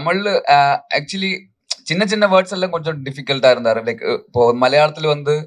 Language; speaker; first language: Tamil; non-native, local second language; Malayalam